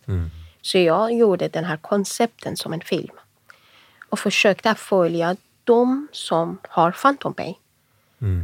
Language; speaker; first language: Swedish; non-native, fluent; Persian